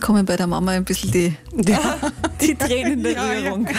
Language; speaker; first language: German; native; German